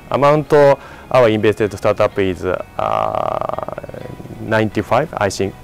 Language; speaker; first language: English; non-native, learner; Japanese